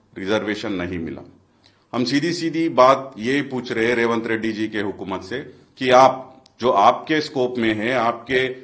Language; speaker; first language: Hindi; non-native, local second language; Telugu